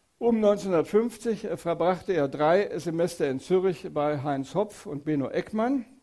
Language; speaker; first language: German; native; German